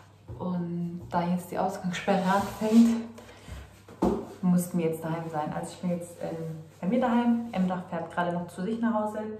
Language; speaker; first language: German; early bilingual, other home language; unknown